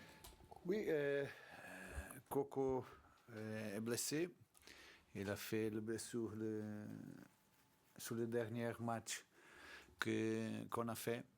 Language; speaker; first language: French; non-native, learner; Portuguese